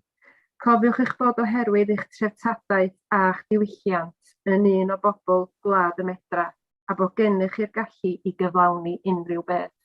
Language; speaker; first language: Welsh; native; Welsh